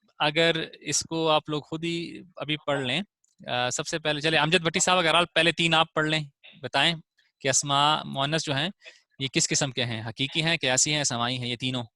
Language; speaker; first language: Urdu; non-native, local second language; Punjabi